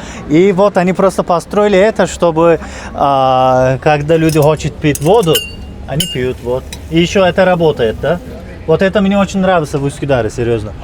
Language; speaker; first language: Russian; non-native, fluent; Turkish